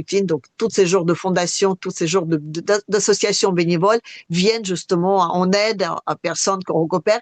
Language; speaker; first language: French; non-native, fluent; Russian